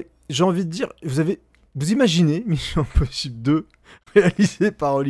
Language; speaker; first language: French; native; French